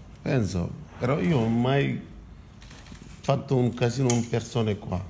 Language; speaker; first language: Italian; non-native, learner; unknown